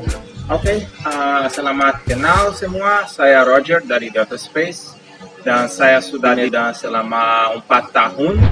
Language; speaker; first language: Indonesian; non-native, fluent; Portuguese